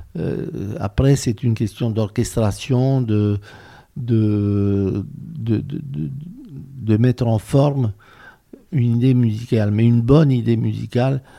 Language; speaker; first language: French; non-native, fluent; Romanian